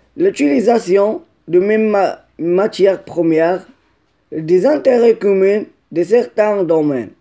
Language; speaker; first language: French; non-native, local second language; Arabic